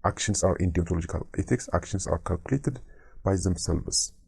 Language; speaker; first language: English; non-native, local second language; Amharic